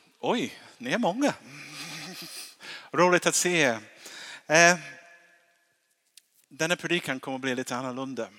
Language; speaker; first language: Swedish; non-native, fluent; English